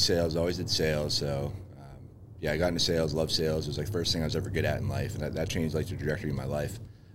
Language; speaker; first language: English; native; English